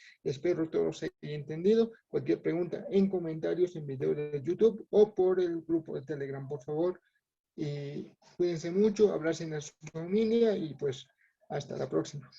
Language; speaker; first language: Spanish; native; Spanish